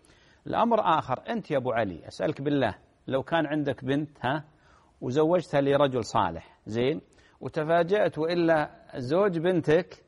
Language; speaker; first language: Arabic; native; Arabic